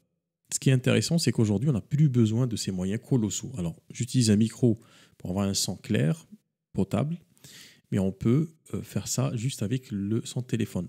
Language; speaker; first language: French; native; French